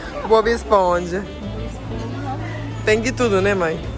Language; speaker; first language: Portuguese; non-native, fluent; Spanish